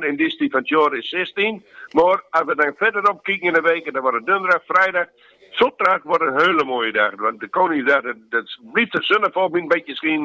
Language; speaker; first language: Dutch; native; Dutch